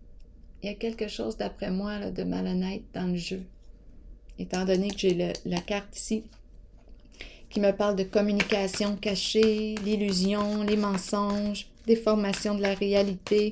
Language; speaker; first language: French; native; French